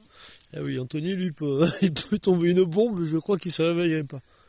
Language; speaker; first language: French; native; French